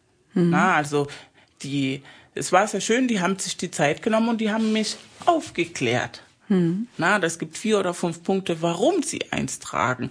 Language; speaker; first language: German; early bilingual, other home language; Spanish